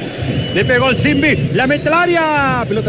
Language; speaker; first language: Spanish; native; Spanish